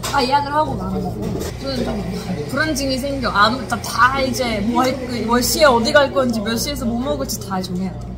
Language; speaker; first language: Korean; non-native, fluent; Turkish